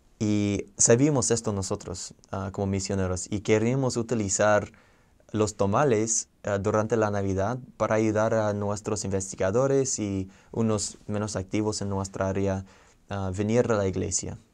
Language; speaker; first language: Spanish; non-native, fluent; English